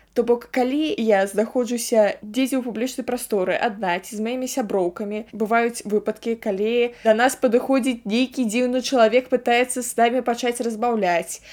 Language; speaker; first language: Belarusian; native; Belarusian